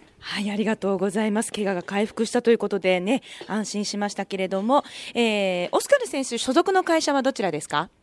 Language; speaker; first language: Japanese; native; Japanese